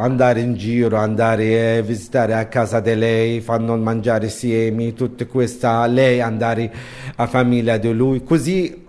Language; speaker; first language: Italian; non-native, learner; Arabic